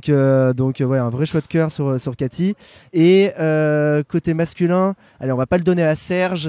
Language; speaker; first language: French; native; French